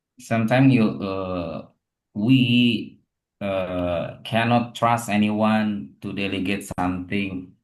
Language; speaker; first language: English; non-native, learner; Indonesian